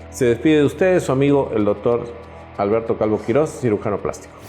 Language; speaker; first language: Spanish; native; Spanish